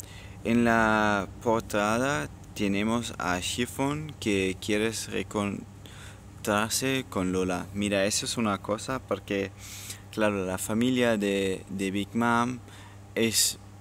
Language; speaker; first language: Spanish; non-native, learner; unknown